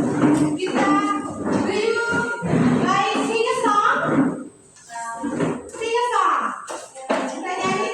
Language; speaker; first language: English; non-native, learner; Indonesian